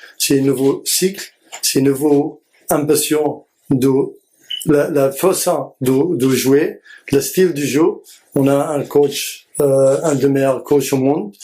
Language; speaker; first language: French; non-native, learner; Arabic